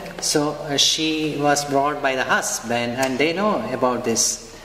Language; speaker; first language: English; non-native, local second language; Malayalam